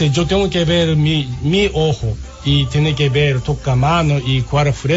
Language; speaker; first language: Spanish; non-native, learner; Japanese